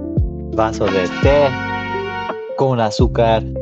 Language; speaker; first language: Spanish; non-native, learner; English